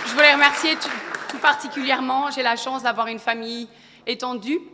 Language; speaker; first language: French; early bilingual, other home language; Polish